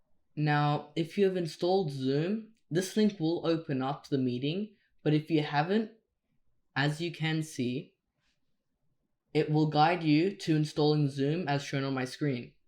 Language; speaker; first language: English; native; English